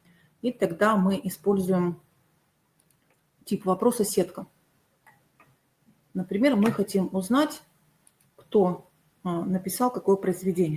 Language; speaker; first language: Russian; native; Russian